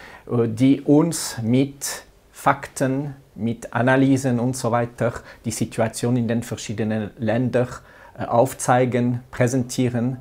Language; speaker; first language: German; non-native, local second language; French